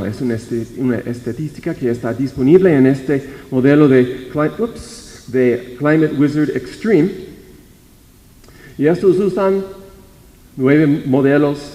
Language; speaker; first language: Spanish; non-native, fluent; English